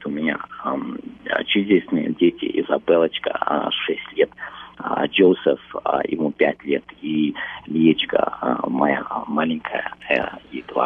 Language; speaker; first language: Russian; early bilingual, heritage; Russian